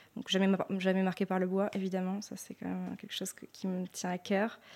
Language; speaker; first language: French; native; French